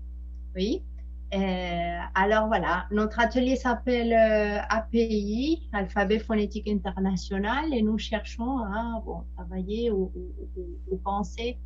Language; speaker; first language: French; non-native, fluent; Spanish